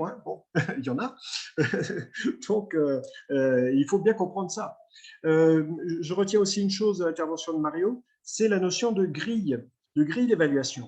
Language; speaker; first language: French; native; French